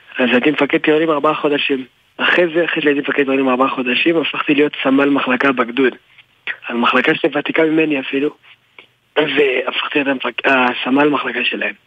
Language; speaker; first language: Hebrew; early bilingual, other home language; French